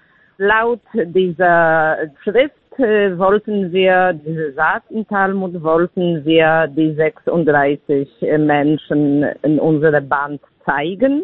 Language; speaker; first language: German; non-native, fluent; Polish